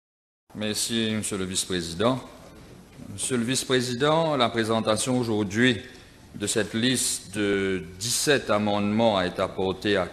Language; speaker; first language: French; non-native, local second language; Morisyen